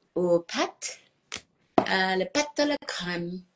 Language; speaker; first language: French; non-native, learner; English